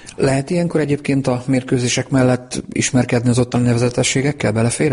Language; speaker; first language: Hungarian; native; Hungarian